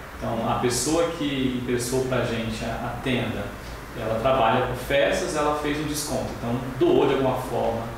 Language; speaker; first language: Portuguese; native; Portuguese